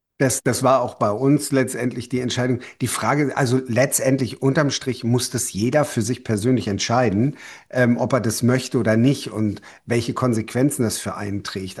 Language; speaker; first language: German; native; German